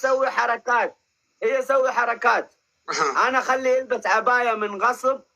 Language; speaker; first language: Arabic; non-native, learner; Oromo